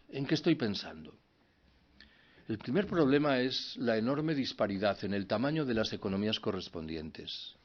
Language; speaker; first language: Spanish; native; Spanish